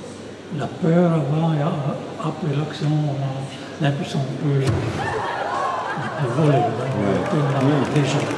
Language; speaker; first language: French; non-native, local second language; German